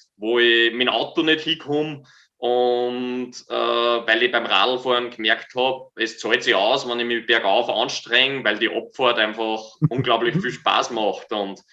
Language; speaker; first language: German; native; German